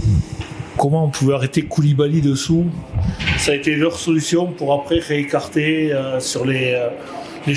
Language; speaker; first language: French; native; French